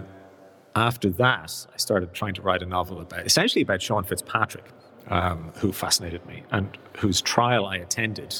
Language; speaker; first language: English; native; English